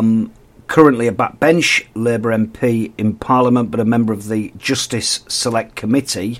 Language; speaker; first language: English; native; English